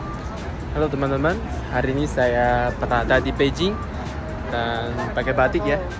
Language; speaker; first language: Indonesian; non-native, fluent; Chinese